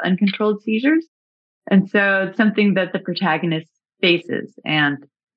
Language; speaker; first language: English; native; English